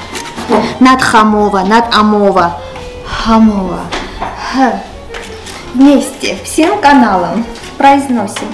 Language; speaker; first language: Russian; non-native, local second language; Armenian